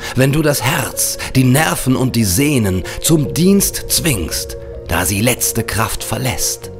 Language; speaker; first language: German; native; German